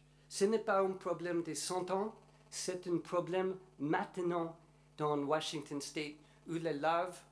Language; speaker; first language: French; non-native, learner; English